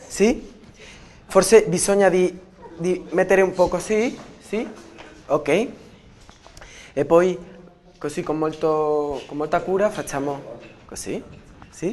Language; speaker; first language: Italian; non-native, learner; Spanish